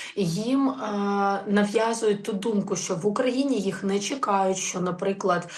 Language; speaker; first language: Ukrainian; native; Ukrainian